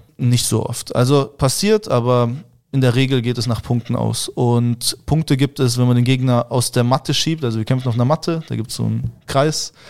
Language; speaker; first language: German; early bilingual, other home language; Russian